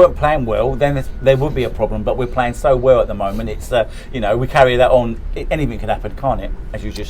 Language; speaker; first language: English; native; English